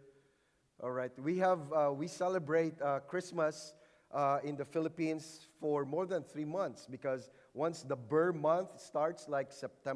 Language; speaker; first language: English; non-native, local second language; Filipino